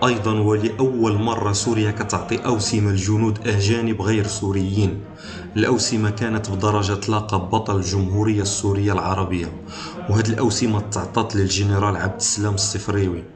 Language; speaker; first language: Arabic; native; Arabic